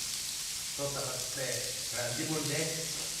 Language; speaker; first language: Japanese; non-native, fluent; Filipino